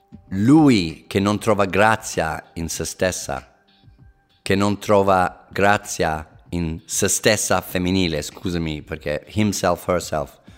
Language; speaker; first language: Italian; non-native, fluent; English